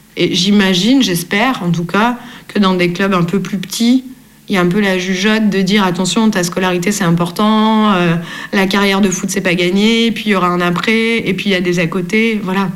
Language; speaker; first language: French; native; French